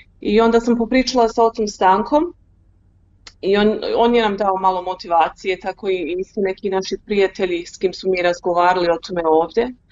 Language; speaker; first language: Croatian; early bilingual, heritage; Croatian